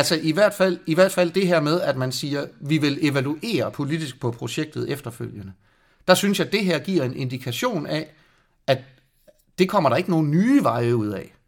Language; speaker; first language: Danish; native; Danish